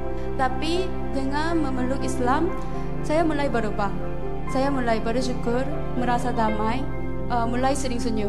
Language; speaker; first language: Indonesian; non-native, fluent; Korean